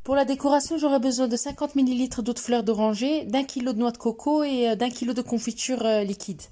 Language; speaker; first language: French; non-native, local second language; Arabic